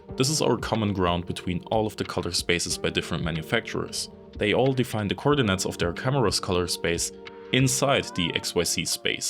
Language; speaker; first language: English; non-native, fluent; German